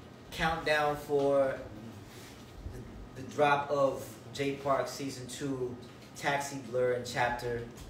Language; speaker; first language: English; native; English